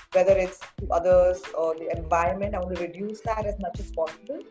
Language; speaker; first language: English; non-native, local second language; Hindi